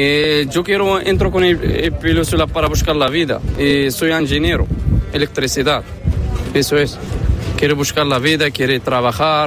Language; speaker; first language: Spanish; non-native, learner; Arabic